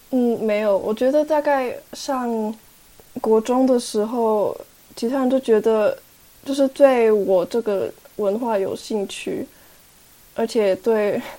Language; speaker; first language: Chinese; early bilingual, heritage; Chinese